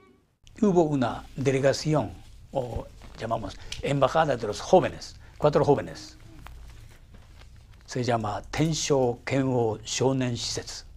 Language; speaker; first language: Spanish; non-native, fluent; Japanese